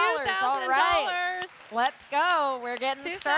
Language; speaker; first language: English; native; English